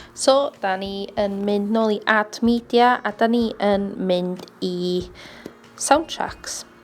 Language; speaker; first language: Welsh; native; Welsh